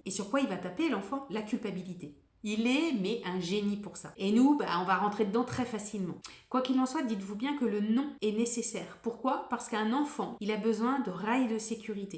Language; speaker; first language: French; native; French